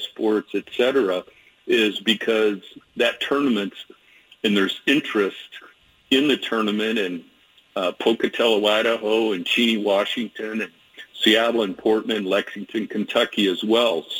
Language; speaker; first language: English; native; English